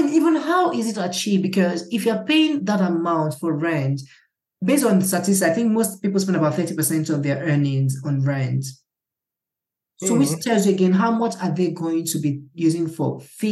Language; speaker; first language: English; non-native, local second language; Igbo